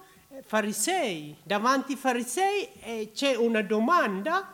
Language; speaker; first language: Italian; non-native, learner; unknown